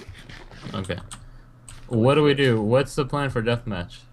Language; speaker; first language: English; native; English